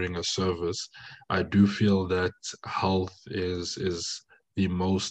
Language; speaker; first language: English; non-native, local second language; French